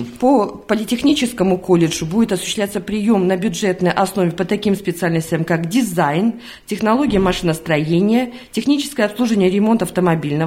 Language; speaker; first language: Russian; native; Russian